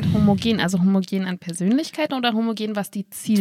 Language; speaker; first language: German; native; German